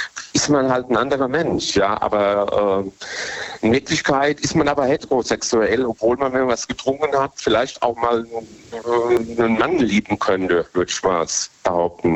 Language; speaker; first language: German; native; German